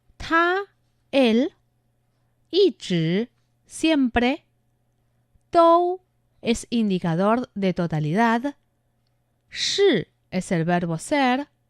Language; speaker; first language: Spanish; non-native, fluent; Chinese